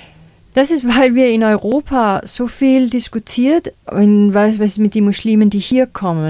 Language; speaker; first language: German; non-native, fluent; Danish